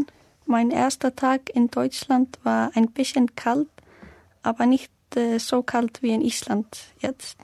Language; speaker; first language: German; non-native, learner; Icelandic